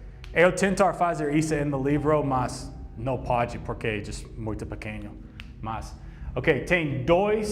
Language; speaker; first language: Portuguese; non-native, learner; English